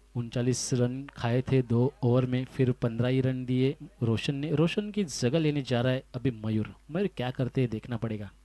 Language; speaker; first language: Hindi; non-native, local second language; Marathi